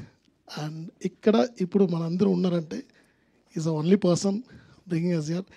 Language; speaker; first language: Telugu; non-native, learner; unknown